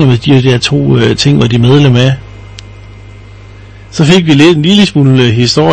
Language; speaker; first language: Danish; native; Danish